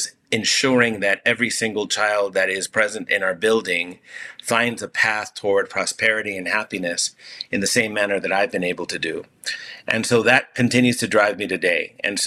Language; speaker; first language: English; early bilingual, other home language; Spanish